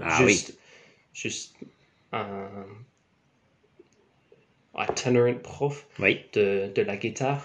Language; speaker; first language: French; non-native, learner; English